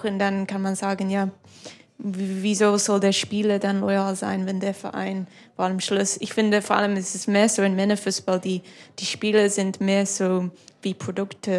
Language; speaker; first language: German; non-native, fluent; English